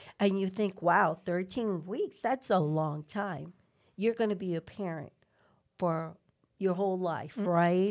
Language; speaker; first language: English; non-native, fluent; Spanish